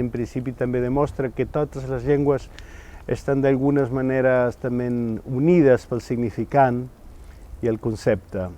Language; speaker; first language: Catalan; non-native, fluent; Spanish